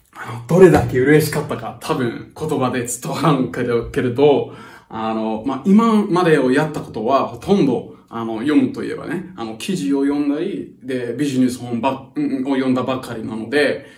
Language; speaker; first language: Japanese; non-native, fluent; English